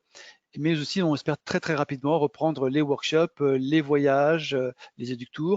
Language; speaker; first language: French; native; French